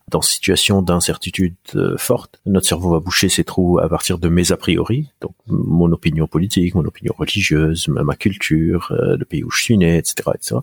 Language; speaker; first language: French; non-native, local second language; Arabic